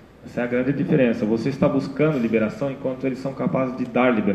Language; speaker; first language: Portuguese; native; Portuguese